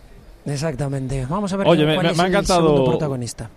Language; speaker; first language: Spanish; native; Spanish